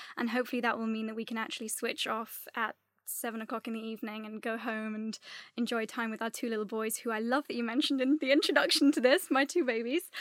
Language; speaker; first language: English; native; English